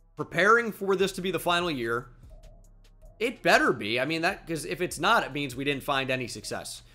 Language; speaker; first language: English; native; English